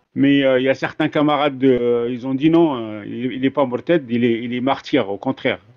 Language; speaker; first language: French; non-native, local second language; Arabic